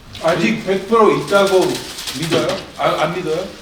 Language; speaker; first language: Korean; early bilingual, heritage; Korean